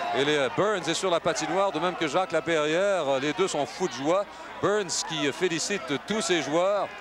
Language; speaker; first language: French; native; French